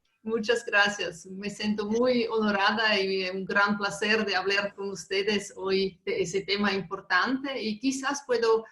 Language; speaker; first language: Spanish; non-native, fluent; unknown